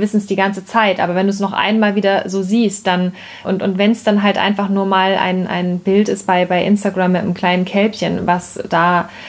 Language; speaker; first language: German; native; German